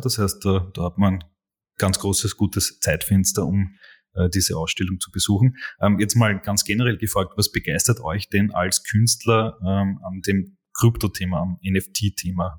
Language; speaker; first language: German; native; German